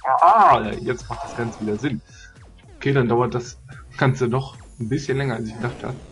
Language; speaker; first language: German; native; German